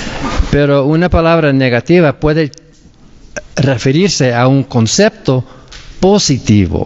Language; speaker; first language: Spanish; non-native, fluent; English